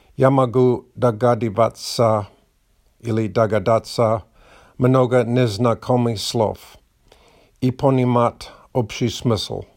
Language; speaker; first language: Russian; non-native, learner; English